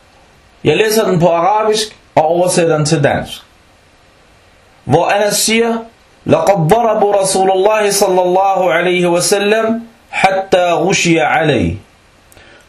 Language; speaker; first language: Danish; early bilingual, other home language; Arabic